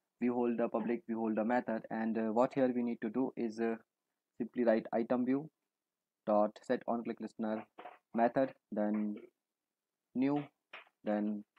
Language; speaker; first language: English; non-native, local second language; Hindi